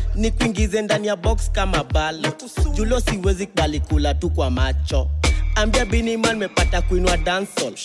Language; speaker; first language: English; non-native, local second language; Kikuyu